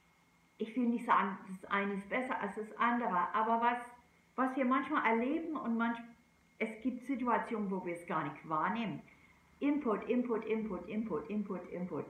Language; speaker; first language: German; non-native, fluent; English